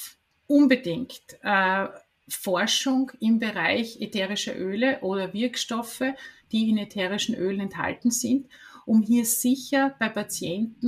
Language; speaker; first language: German; native; German